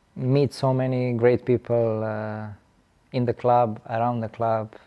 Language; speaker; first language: English; non-native, fluent; Serbian